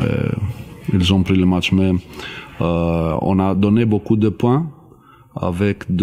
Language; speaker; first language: French; non-native, learner; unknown